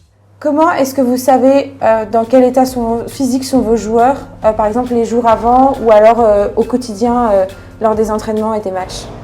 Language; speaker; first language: French; native; French